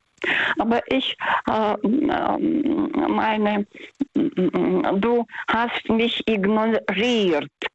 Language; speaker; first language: German; non-native, fluent; Russian